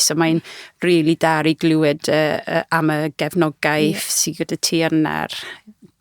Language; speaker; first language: Welsh; non-native, fluent; English